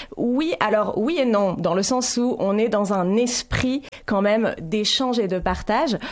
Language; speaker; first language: French; native; French